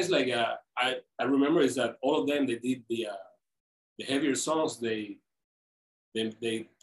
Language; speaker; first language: English; non-native, fluent; Spanish